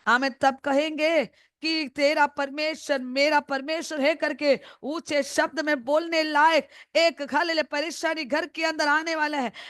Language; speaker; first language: Hindi; non-native, local second language; Malayalam